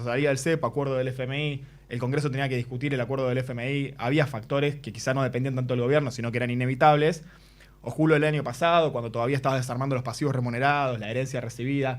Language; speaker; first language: Spanish; native; Spanish